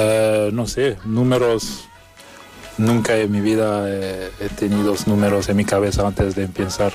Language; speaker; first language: Spanish; non-native, fluent; French